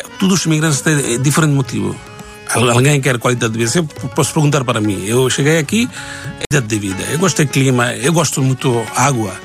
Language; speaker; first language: Portuguese; non-native, learner; Bangla